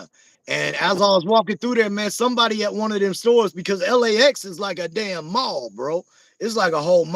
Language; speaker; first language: English; native; English